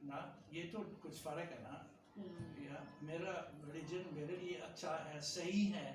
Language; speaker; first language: Hindi; non-native, fluent; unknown